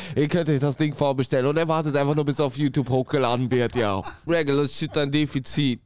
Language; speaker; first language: German; native; German